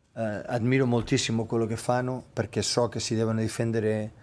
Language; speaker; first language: Italian; non-native, fluent; Catalan